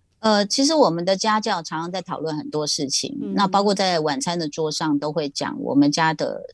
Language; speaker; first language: Chinese; native; Chinese